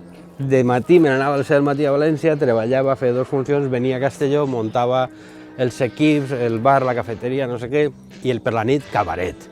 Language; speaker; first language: Catalan; native; Catalan